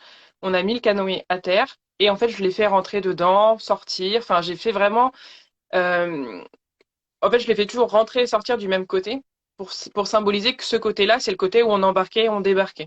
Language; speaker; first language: French; native; French